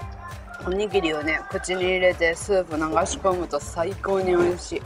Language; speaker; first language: Japanese; native; Japanese